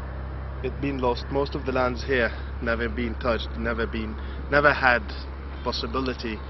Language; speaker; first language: English; non-native, fluent; Arabic